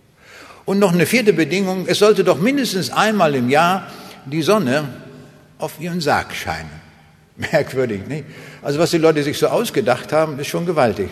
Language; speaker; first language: German; native; German